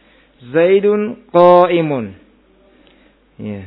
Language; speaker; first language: Arabic; non-native, fluent; Indonesian